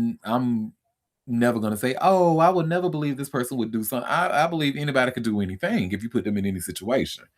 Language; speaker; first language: English; native; English